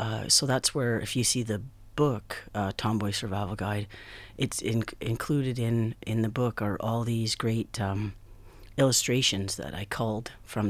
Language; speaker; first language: English; native; English